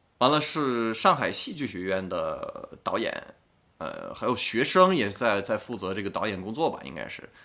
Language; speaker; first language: Chinese; non-native, fluent; French